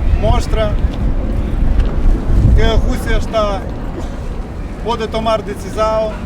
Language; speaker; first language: Portuguese; non-native, fluent; Ukrainian